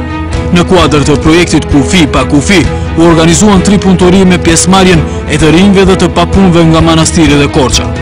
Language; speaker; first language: Albanian; native; Albanian